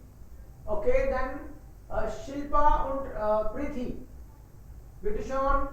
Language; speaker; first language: German; non-native, fluent; Hindi